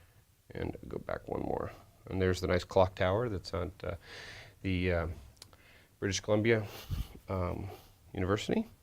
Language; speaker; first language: English; native; English